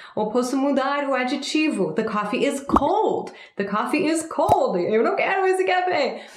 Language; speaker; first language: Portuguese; non-native, fluent; English